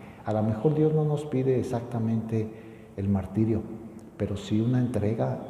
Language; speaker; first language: Spanish; native; Spanish